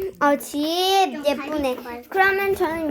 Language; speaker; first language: Korean; native; Korean